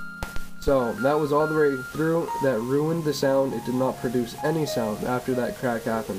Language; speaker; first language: English; native; English